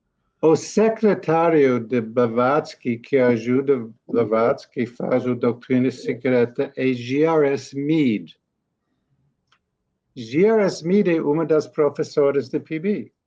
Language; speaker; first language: Portuguese; non-native, learner; English